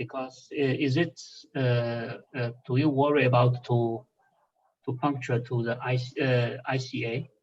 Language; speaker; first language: English; non-native, fluent; Chinese